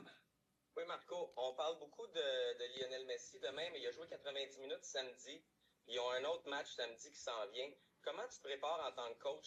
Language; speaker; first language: French; native; French